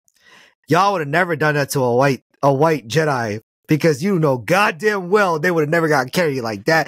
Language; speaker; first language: English; native; English